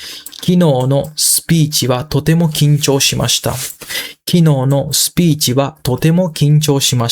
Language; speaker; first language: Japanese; non-native, fluent; Sinhala